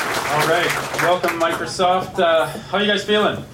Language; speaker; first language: English; native; English